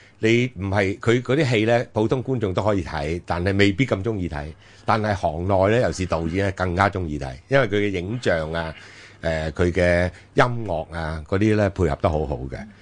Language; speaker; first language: Cantonese; native; Cantonese